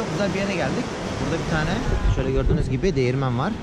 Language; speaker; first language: Turkish; native; Turkish